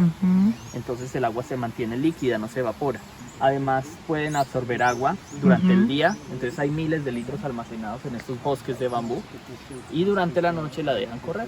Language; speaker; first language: Spanish; native; Spanish